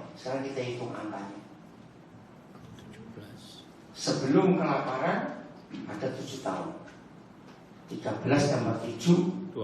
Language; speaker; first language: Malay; non-native, local second language; Javanese